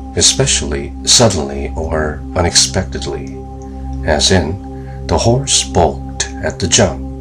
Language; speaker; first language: English; non-native, fluent; Korean